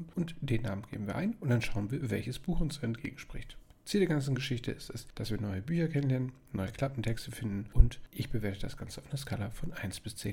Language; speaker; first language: German; native; German